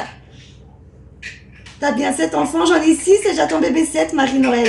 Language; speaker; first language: French; native; French